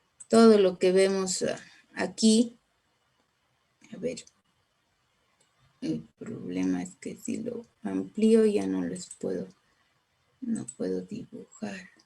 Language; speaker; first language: Spanish; native; Spanish